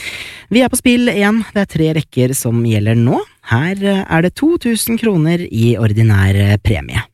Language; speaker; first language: Norwegian; native; Norwegian